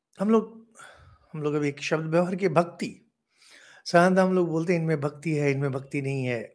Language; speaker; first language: Hindi; non-native, local second language; Bangla